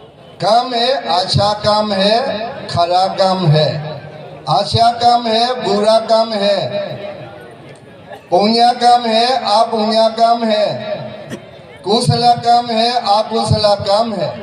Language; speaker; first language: Hindi; non-native, learner; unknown